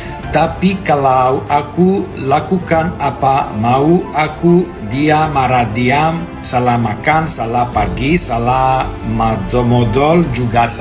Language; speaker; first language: Indonesian; non-native, learner; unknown